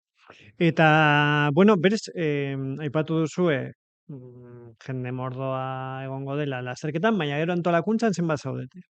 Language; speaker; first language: Basque; native; Basque